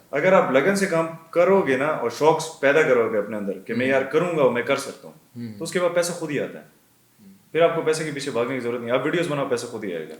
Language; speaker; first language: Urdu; non-native, local second language; Pashto